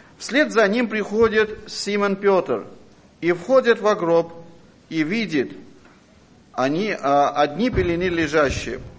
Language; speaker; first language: Russian; non-native, fluent; Armenian